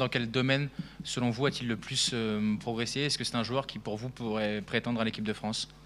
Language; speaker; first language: French; native; French